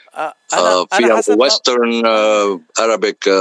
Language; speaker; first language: Arabic; native; Arabic